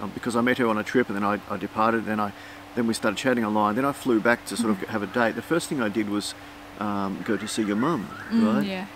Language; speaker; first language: English; native; English